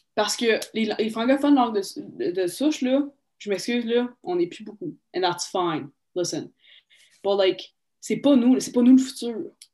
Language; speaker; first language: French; native; French